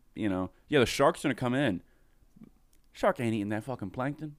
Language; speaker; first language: English; native; English